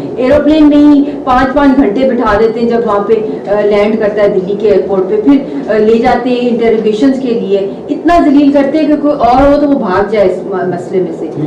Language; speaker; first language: Urdu; native; Urdu